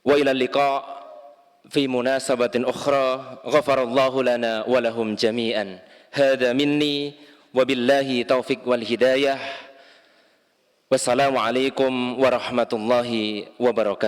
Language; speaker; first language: Arabic; non-native, fluent; Indonesian